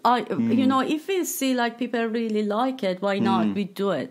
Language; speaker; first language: English; non-native, fluent; Persian